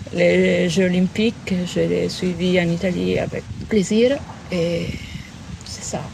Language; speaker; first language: French; non-native, learner; Italian